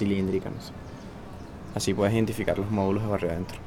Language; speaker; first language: Spanish; native; Spanish